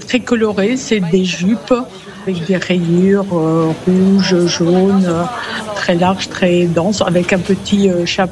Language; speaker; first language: French; native; French